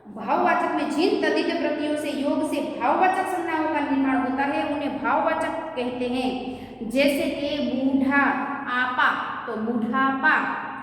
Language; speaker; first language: Hindi; non-native, local second language; Gujarati